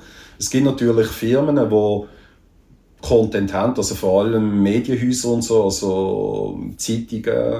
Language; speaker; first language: German; native; German